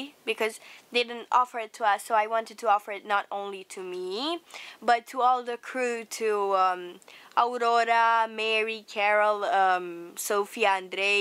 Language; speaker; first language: English; non-native, fluent; Romanian